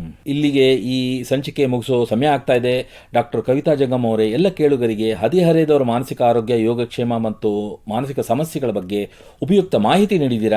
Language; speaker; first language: Kannada; native; Kannada